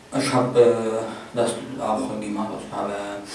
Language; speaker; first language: German; non-native, fluent; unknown